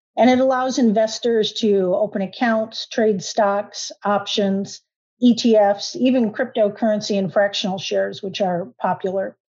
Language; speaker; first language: English; native; English